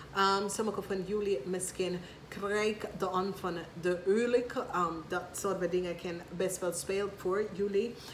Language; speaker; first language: Dutch; non-native, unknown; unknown